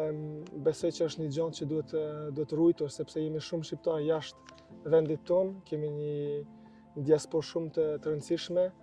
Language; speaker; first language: Albanian; early bilingual, heritage; Albanian